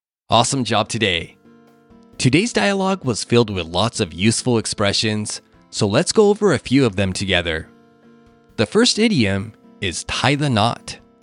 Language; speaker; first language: English; native; English